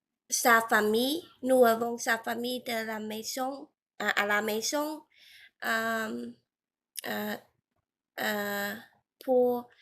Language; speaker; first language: French; non-native, learner; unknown